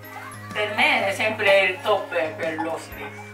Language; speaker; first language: Italian; non-native, learner; Japanese